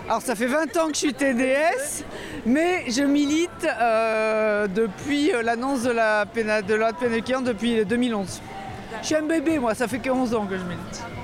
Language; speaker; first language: French; native; French